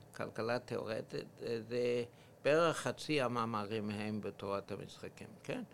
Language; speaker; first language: Hebrew; non-native, fluent; English